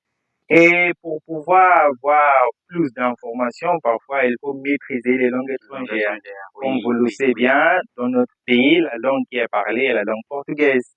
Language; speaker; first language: French; non-native, fluent; Portuguese